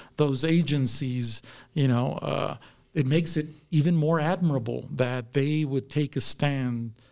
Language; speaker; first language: English; native; English